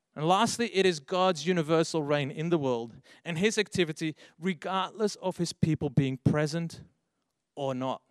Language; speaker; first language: English; non-native, fluent; Dutch